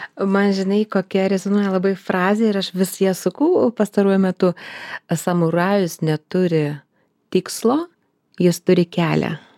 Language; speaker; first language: Lithuanian; non-native, local second language; Russian